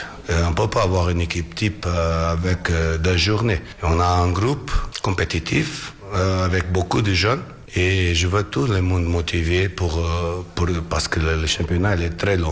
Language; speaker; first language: French; non-native, fluent; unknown